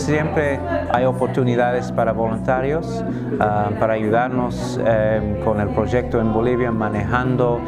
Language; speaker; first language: Spanish; non-native, fluent; English